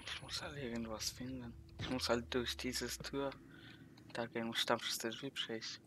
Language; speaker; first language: German; early bilingual, other home language; Polish